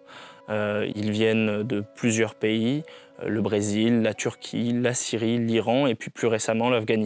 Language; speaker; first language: French; native; French